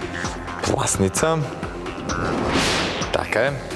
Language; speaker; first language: Macedonian; native; Macedonian